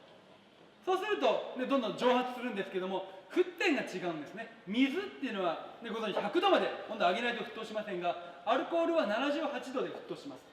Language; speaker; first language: Japanese; native; Japanese